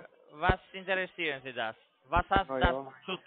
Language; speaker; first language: German; non-native, learner; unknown